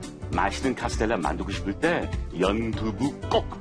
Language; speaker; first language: Korean; non-native, learner; English